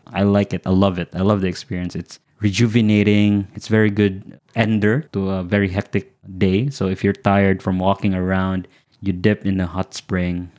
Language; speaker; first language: English; non-native, local second language; Filipino